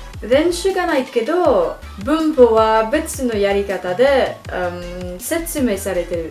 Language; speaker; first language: Japanese; non-native, learner; French